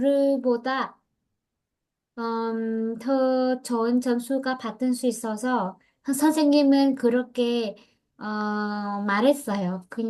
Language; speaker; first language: Korean; non-native, learner; Vietnamese